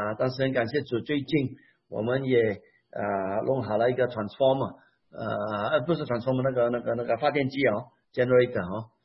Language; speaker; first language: Chinese; non-native, local second language; Hakka Chinese